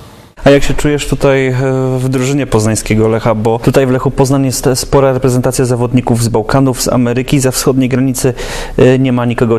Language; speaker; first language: Polish; native; Polish